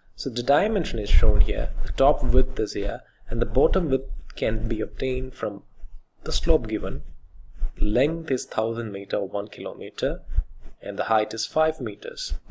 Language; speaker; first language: English; non-native, local second language; Malayalam